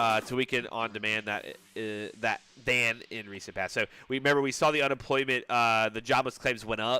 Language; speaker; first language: English; native; English